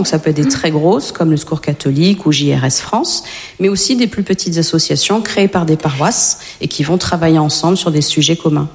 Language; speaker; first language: French; native; French